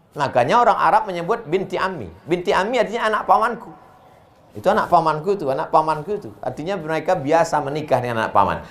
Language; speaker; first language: Indonesian; native; Indonesian